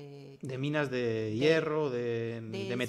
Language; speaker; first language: Spanish; native; Spanish